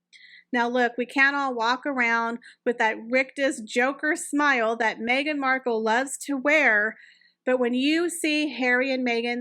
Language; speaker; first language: English; native; English